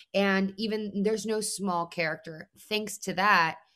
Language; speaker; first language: English; non-native, fluent; Spanish